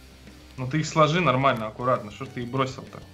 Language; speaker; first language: Russian; native; Russian